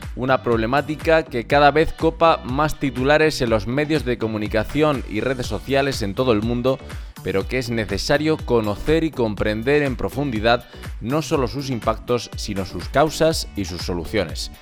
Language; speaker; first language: Spanish; native; Spanish